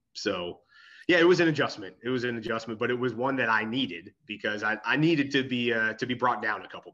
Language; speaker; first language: English; native; English